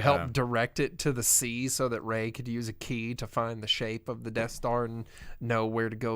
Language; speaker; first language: English; native; English